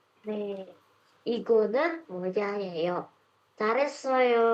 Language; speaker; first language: Korean; non-native, fluent; Indonesian